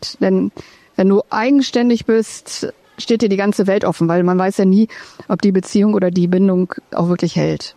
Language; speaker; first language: German; native; German